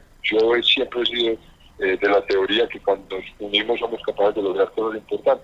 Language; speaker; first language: Spanish; native; Spanish